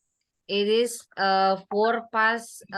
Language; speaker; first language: English; non-native, learner; Indonesian